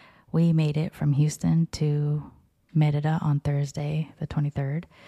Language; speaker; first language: English; native; English